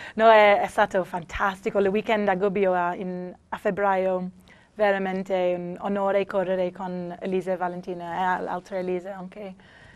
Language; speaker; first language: Italian; non-native, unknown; English